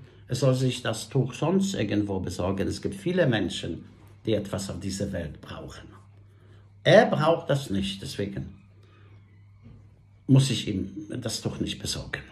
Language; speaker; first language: German; non-native, fluent; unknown